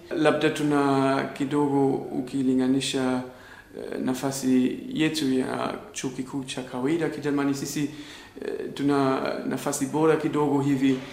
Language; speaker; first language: Swahili; non-native, fluent; German